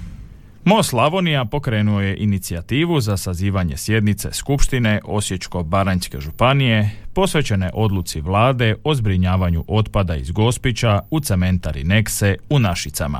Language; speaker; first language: Serbian; native; Serbian